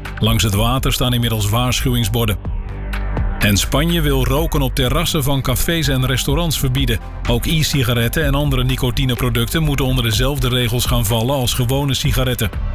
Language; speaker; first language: Dutch; native; Dutch